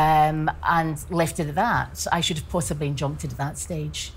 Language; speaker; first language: English; native; English